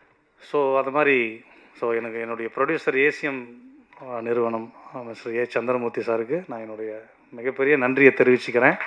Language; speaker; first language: Tamil; native; Tamil